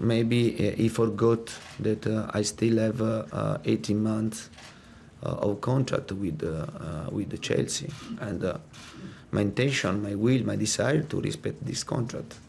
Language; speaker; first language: English; non-native, fluent; Italian